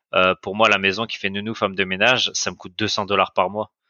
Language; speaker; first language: French; native; French